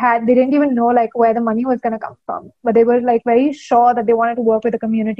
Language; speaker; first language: English; non-native, local second language; Hindi